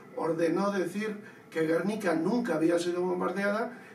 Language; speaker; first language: Spanish; non-native, local second language; Basque